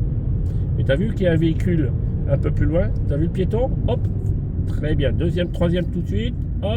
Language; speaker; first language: French; native; French